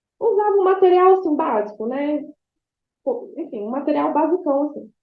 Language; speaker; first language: Portuguese; native; Portuguese